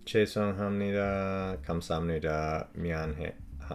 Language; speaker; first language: Korean; non-native, learner; English